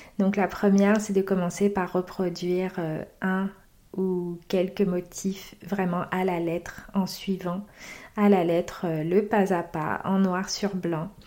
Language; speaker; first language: French; native; French